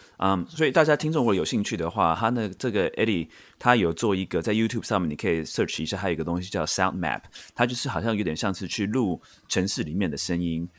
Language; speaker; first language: Chinese; native; Chinese